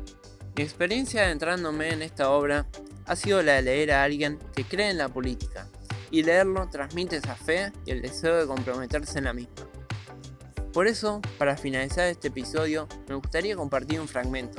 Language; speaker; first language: Spanish; native; Spanish